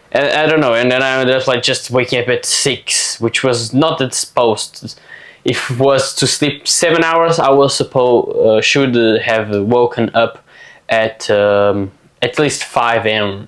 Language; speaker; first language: English; non-native, fluent; Portuguese